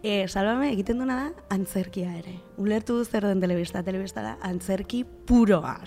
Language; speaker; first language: Basque; non-native, local second language; Spanish